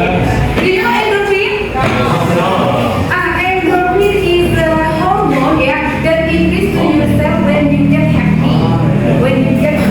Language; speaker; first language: English; non-native, learner; Indonesian